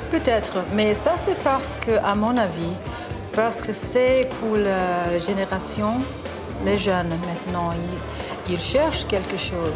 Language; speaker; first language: French; non-native, learner; English